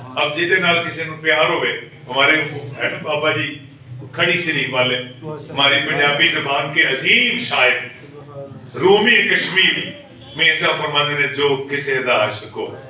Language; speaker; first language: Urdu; non-native, local second language; Punjabi